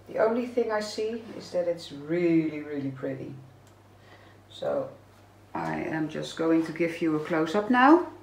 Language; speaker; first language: English; non-native, fluent; Dutch